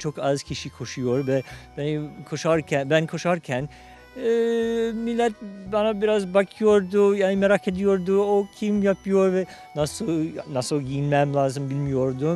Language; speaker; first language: Turkish; non-native, fluent; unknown